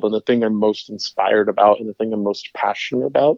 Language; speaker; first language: English; native; English